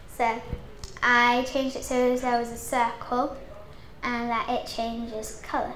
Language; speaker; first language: English; native; English